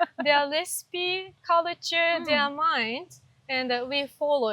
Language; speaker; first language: English; non-native, learner; Japanese